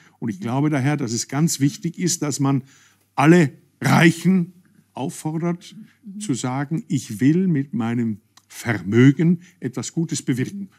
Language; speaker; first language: German; native; German